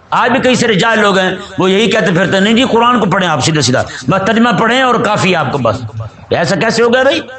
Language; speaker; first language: Urdu; non-native, local second language; Punjabi